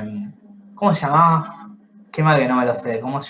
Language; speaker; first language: Spanish; native; Spanish